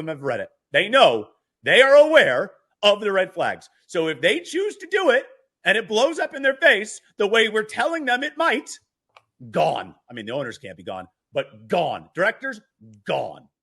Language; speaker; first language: English; native; English